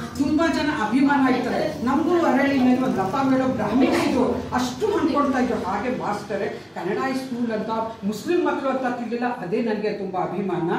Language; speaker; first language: Kannada; non-native, local second language; Urdu